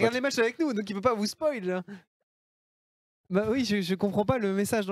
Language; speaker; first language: French; native; French